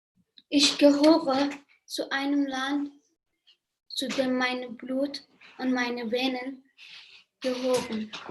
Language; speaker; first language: German; non-native, learner; Persian